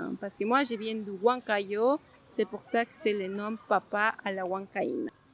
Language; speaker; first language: French; non-native, fluent; Spanish